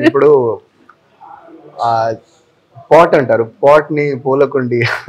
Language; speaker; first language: Telugu; non-native, fluent; Tamil